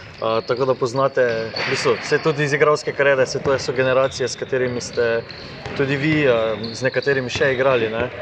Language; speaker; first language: Slovenian; native; Slovenian